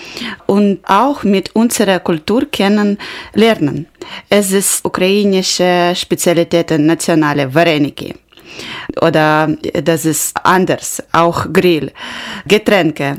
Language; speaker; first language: German; non-native, learner; Ukrainian